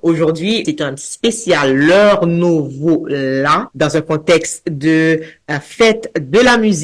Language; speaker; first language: French; native; French